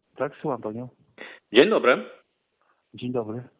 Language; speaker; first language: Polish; non-native, learner; Ukrainian